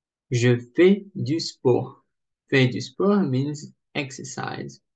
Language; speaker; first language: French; non-native, learner; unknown